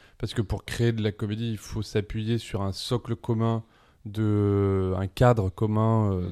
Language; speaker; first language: French; early bilingual, other home language; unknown